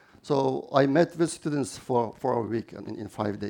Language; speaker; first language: English; non-native, fluent; Chinese